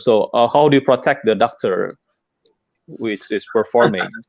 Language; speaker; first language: English; non-native, fluent; Indonesian